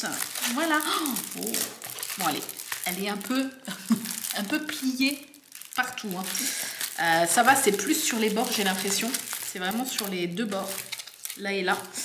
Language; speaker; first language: French; native; French